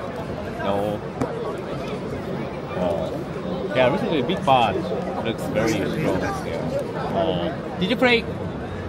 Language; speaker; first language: English; non-native, learner; Japanese